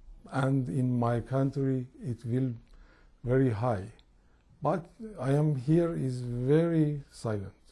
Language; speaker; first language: English; non-native, learner; Persian